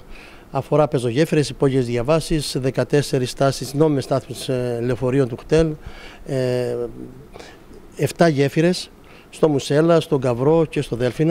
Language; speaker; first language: Greek; native; Greek